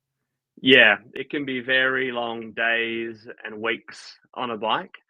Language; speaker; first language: English; native; English